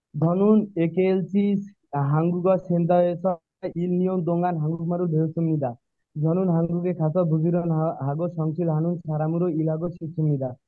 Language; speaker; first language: Korean; non-native, learner; Bangla